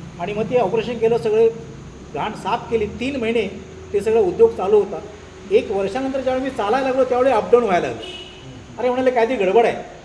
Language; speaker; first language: Marathi; native; Marathi